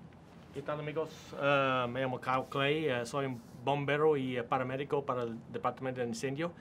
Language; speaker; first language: Spanish; non-native, learner; English